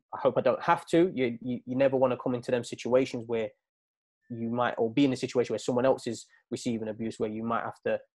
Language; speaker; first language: English; native; English